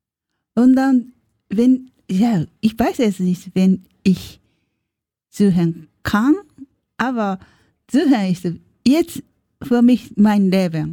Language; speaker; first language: German; non-native, learner; Japanese